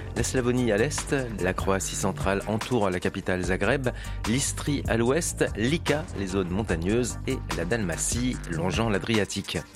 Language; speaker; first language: French; native; French